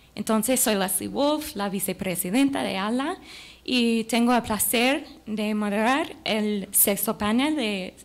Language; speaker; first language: Spanish; non-native, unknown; English